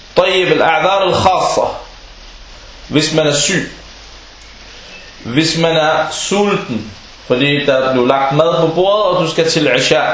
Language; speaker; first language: Danish; non-native, fluent; Arabic